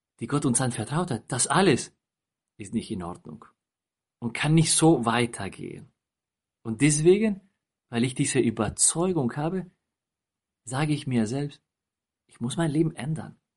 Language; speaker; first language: German; non-native, fluent; Spanish